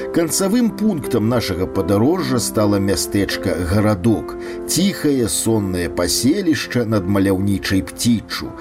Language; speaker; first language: Belarusian; native; Belarusian